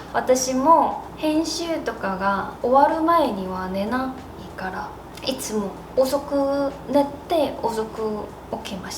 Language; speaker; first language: Japanese; non-native, learner; Korean